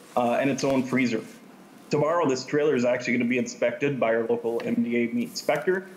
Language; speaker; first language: English; native; English